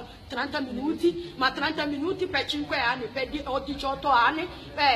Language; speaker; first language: Italian; non-native, learner; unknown